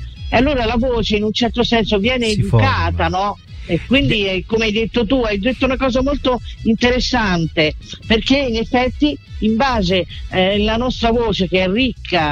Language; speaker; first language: Italian; native; Italian